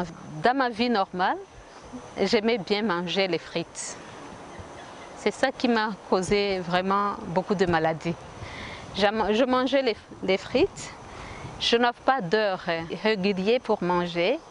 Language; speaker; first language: French; non-native, local second language; Kinyarwanda